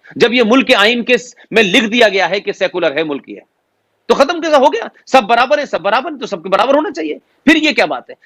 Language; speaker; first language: Hindi; native; Hindi